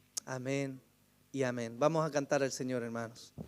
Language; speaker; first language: Spanish; native; Spanish